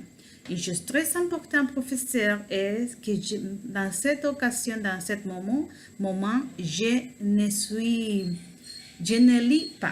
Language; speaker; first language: French; non-native, learner; Spanish